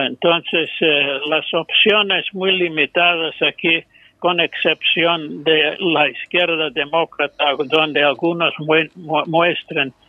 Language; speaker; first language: Spanish; non-native, fluent; English